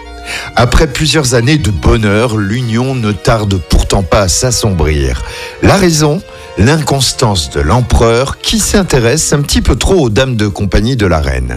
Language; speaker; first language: French; native; French